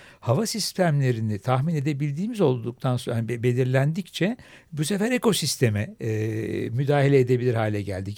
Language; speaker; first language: Turkish; native; Turkish